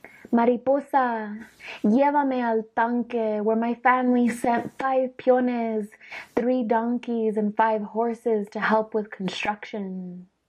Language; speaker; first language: English; early bilingual, other home language; Spanish